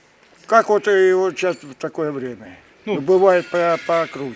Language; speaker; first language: Russian; native; Russian